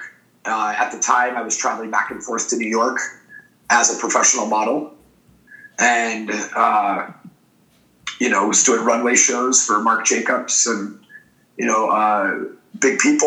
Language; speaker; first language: English; native; English